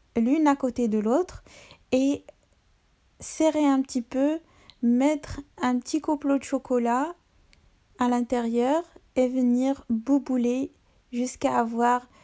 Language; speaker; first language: French; non-native, local second language; Arabic